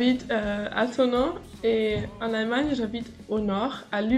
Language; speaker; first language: French; non-native, fluent; German